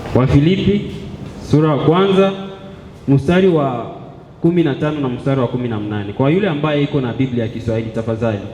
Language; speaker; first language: Swahili; native; Swahili